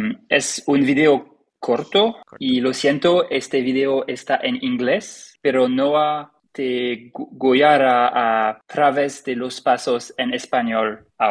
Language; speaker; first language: Spanish; non-native, learner; English